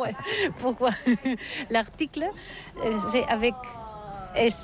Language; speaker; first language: French; non-native, learner; Catalan